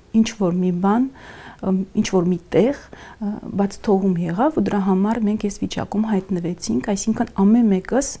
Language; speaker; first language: Armenian; native; Armenian